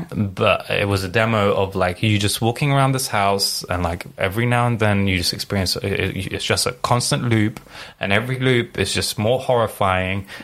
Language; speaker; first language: English; early bilingual, other home language; Arabic